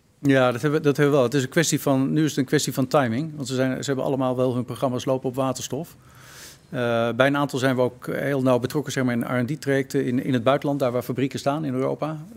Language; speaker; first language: Dutch; native; Dutch